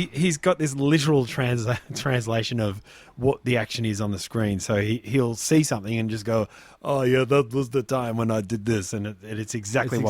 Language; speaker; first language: English; native; English